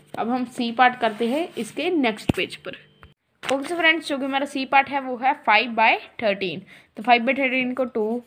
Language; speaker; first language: Hindi; non-native, local second language; Punjabi